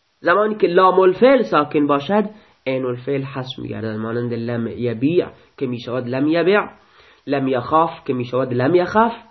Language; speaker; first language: Persian; non-native, local second language; Baluchi